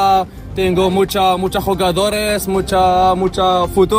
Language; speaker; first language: Spanish; non-native, learner; Arabic